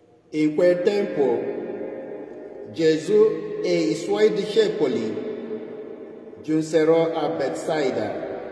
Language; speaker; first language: Italian; non-native, fluent; Igbo